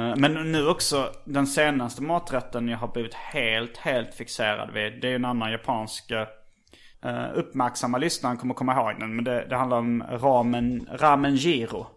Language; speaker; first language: Swedish; native; Swedish